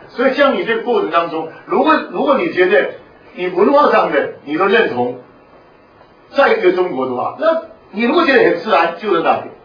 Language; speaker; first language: Chinese; non-native, local second language; Hakka Chinese